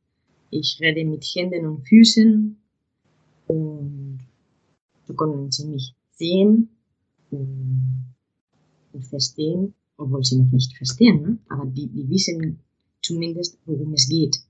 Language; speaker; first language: German; non-native, fluent; Spanish